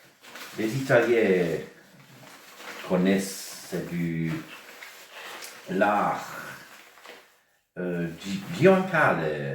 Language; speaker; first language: French; non-native, local second language; German